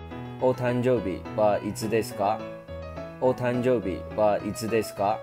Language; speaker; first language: Japanese; non-native, fluent; Chinese